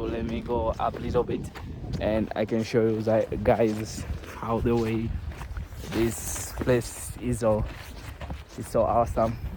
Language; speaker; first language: English; non-native, learner; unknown